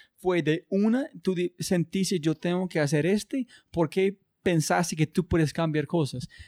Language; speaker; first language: Spanish; non-native, learner; English